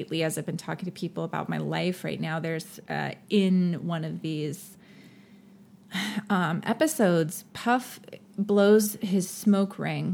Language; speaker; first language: English; native; English